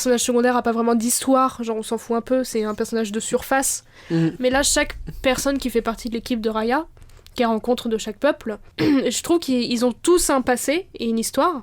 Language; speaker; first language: French; native; French